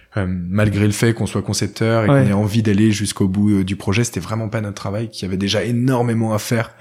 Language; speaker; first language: French; native; French